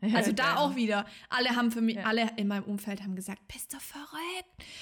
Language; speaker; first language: German; native; German